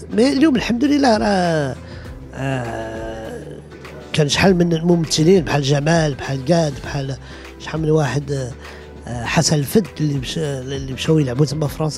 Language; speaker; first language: Arabic; early bilingual, heritage; Arabic